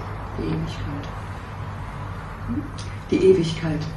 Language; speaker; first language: German; native; German